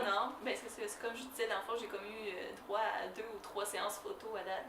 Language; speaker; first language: French; native; French